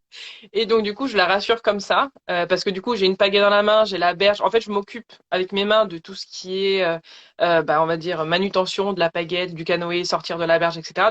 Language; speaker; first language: French; native; French